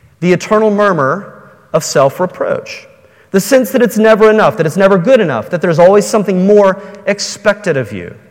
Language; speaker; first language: English; native; English